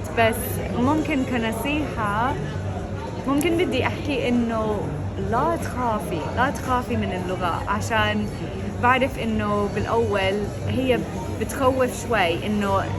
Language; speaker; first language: Arabic; non-native, fluent; English